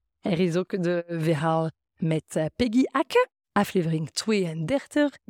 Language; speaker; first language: Dutch; non-native, fluent; French